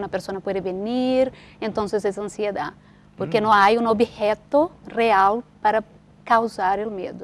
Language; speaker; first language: Spanish; non-native, fluent; Portuguese